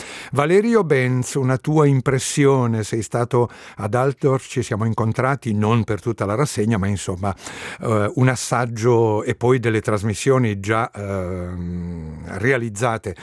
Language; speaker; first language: Italian; native; Italian